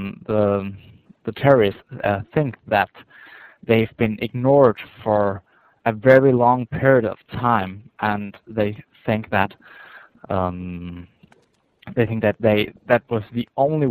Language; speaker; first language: English; non-native, fluent; Danish